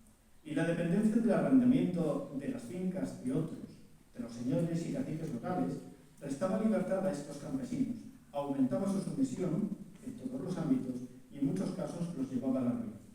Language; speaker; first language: Spanish; native; Spanish